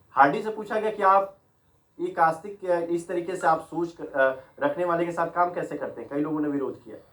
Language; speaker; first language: Hindi; native; Hindi